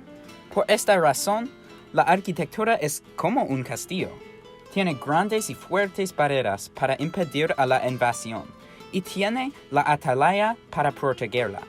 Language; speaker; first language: Spanish; non-native, learner; English